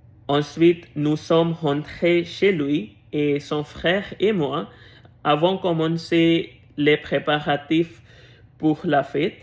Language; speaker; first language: French; non-native, learner; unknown